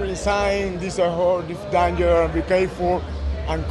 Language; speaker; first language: English; non-native, learner; Spanish